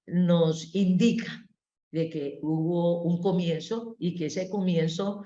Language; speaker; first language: Spanish; native; Spanish